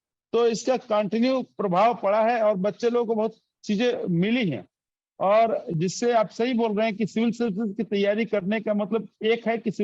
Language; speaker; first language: Hindi; native; Hindi